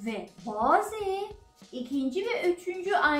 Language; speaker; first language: Turkish; non-native, fluent; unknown